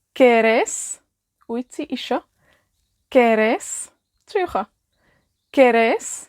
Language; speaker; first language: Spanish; non-native, fluent; Welsh